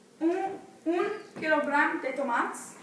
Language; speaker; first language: French; non-native, learner; English